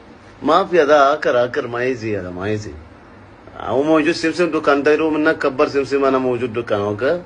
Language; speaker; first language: Arabic; non-native, learner; Malayalam